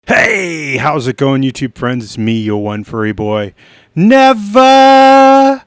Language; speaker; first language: English; native; English